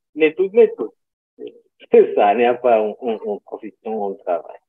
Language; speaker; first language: French; non-native, learner; Portuguese